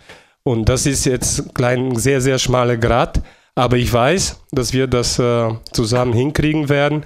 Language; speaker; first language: German; non-native, fluent; Bulgarian